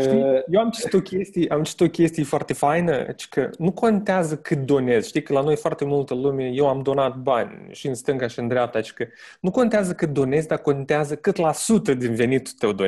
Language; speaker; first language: Romanian; native; Romanian